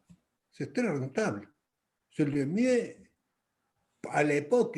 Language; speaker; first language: French; non-native, fluent; Spanish